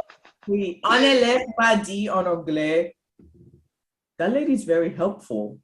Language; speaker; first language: French; non-native, fluent; Spanish